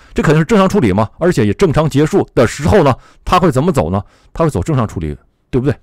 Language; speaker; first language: Chinese; native; Chinese